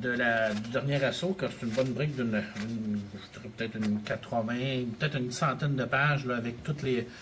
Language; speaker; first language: French; native; French